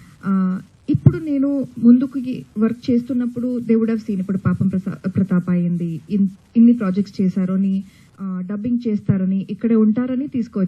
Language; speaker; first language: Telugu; non-native, fluent; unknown